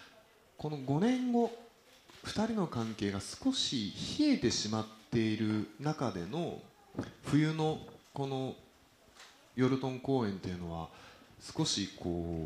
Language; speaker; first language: Japanese; native; Japanese